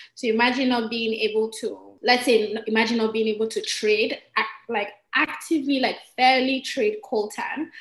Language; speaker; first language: English; non-native, local second language; Igbo